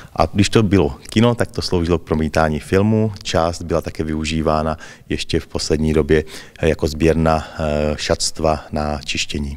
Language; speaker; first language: Czech; native; Czech